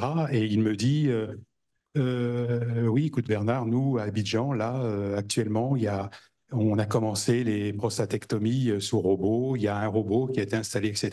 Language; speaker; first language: French; native; French